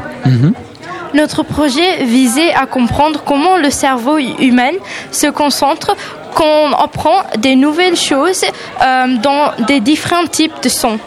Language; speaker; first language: French; non-native, learner; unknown